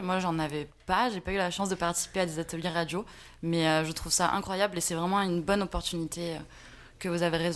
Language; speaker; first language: French; native; French